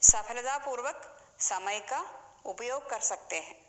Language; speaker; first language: Hindi; non-native, local second language; Malayalam